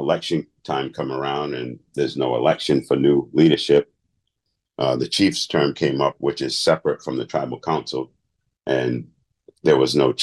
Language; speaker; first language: English; native; English